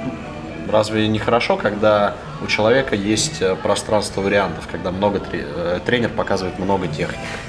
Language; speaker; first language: Russian; native; Russian